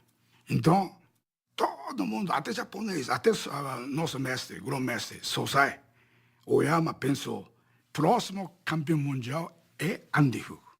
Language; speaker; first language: Portuguese; non-native, learner; Japanese